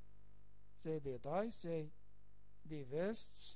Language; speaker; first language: French; non-native, local second language; Arabic